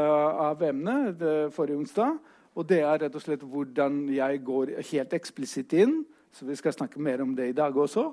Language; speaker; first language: Norwegian; non-native, fluent; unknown